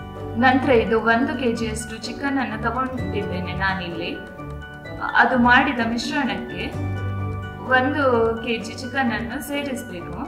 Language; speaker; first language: Kannada; native; Kannada